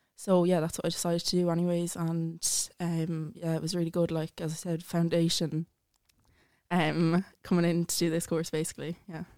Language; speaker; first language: English; native; English